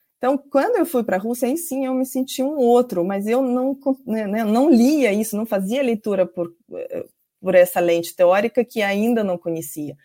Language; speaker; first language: Portuguese; non-native, fluent; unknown